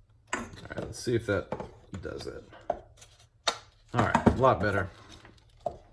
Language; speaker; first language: English; native; English